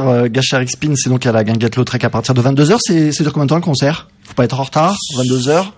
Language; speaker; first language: French; native; French